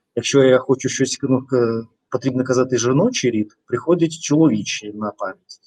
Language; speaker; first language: Ukrainian; non-native, local second language; Russian